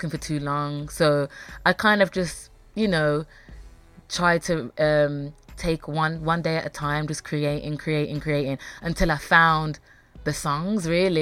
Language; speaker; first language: English; native; English